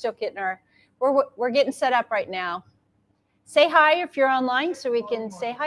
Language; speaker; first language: English; native; English